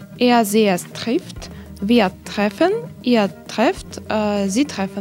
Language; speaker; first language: German; non-native, learner; Russian